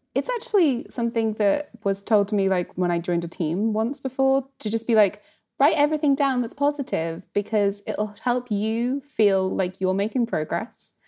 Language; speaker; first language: English; native; English